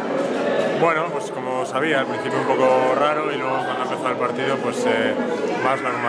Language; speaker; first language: Spanish; native; Spanish